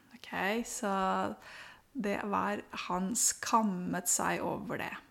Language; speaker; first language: Norwegian; non-native, fluent; Romanian